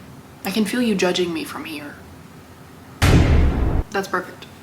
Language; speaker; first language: English; native; English